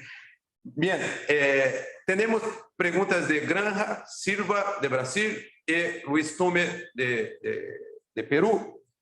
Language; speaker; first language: Spanish; non-native, fluent; Portuguese